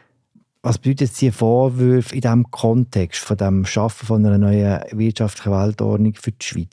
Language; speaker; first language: German; native; German